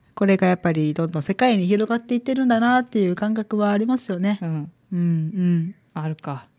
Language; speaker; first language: Japanese; native; Japanese